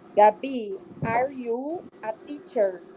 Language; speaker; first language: English; non-native, learner; Portuguese